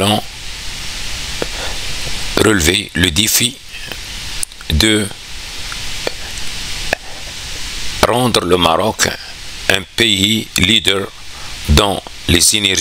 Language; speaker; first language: French; non-native, local second language; Arabic